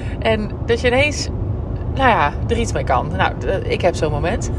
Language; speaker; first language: Dutch; native; Dutch